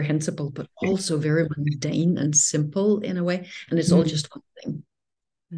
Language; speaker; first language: English; non-native, fluent; Danish